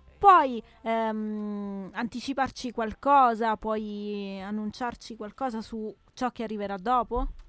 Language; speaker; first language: Italian; native; Italian